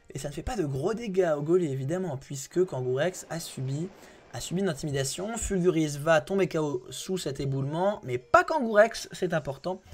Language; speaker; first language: French; native; French